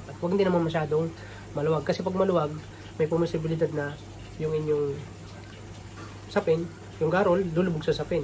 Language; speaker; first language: Filipino; native; Filipino